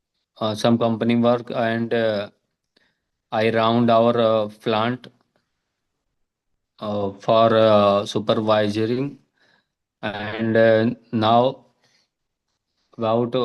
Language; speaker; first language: English; non-native, learner; Hindi